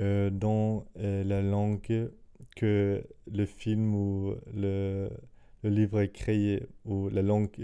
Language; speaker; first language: French; non-native, fluent; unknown